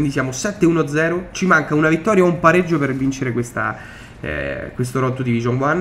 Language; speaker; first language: Italian; native; Italian